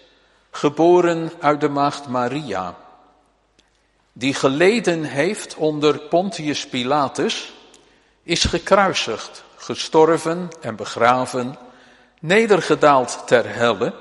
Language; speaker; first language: Dutch; native; Dutch